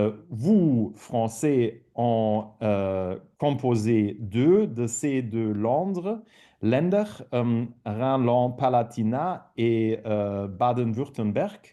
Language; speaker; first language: French; non-native, fluent; German